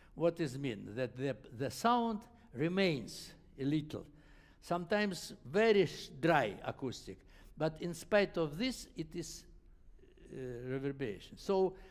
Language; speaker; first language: English; non-native, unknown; Russian